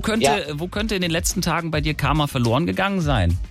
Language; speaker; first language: German; native; German